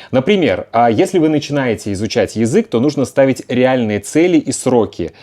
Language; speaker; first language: Russian; native; Russian